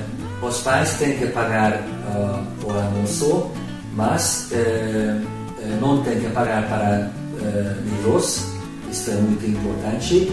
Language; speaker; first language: Portuguese; non-native, learner; Hungarian